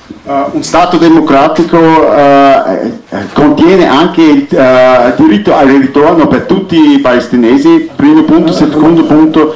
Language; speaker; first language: Italian; non-native, fluent; Arabic